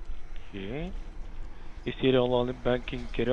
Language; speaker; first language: German; non-native, learner; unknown